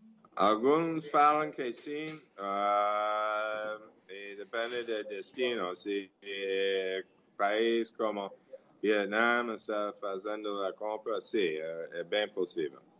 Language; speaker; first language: Portuguese; non-native, learner; English